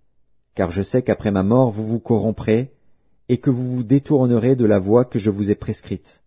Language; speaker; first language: French; native; French